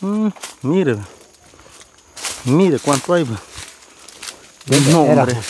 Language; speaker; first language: Spanish; native; Spanish